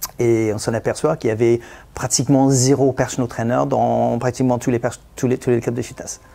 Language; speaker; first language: French; non-native, fluent; English